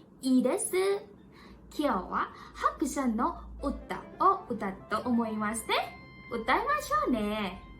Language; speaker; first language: Japanese; non-native, learner; Thai